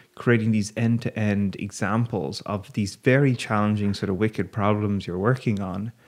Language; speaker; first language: English; native; English